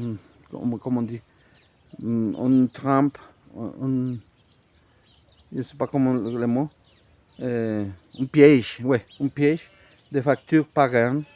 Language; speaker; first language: French; non-native, fluent; Spanish